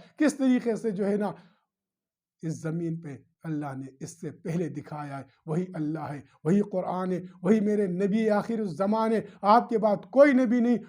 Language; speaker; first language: Urdu; non-native, local second language; Pashto